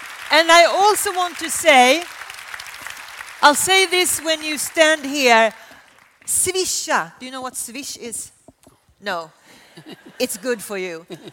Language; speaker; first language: English; non-native, fluent; Swedish